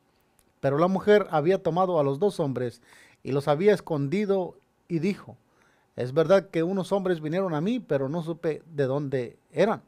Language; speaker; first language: Spanish; native; Spanish